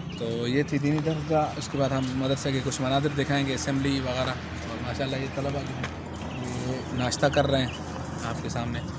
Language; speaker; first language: Urdu; non-native, local second language; Sindhi